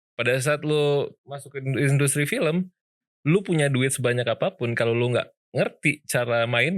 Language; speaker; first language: Indonesian; native; Indonesian